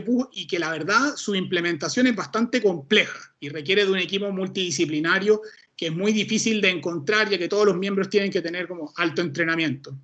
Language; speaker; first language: Spanish; native; Spanish